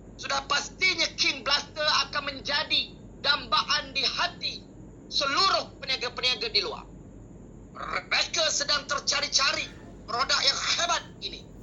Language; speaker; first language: Malay; native; Malay